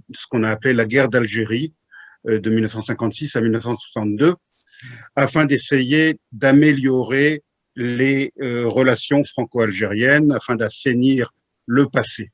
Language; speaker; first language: French; native; French